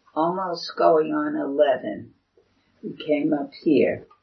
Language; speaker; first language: English; early bilingual, other home language; Chinese